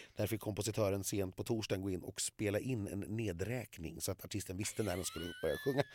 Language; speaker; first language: Swedish; native; Swedish